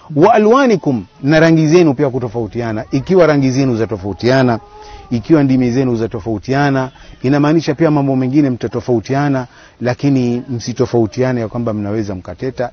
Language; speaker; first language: Swahili; native; Swahili